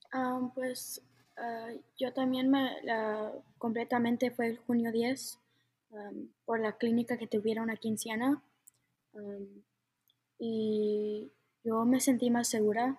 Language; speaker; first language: Spanish; early bilingual, heritage; Spanish